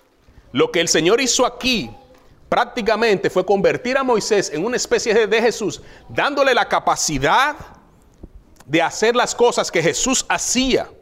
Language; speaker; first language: Spanish; native; Spanish